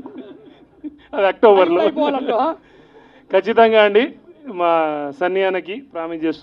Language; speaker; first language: Telugu; native; Telugu